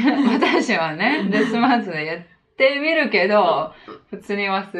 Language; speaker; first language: Japanese; non-native, fluent; Italian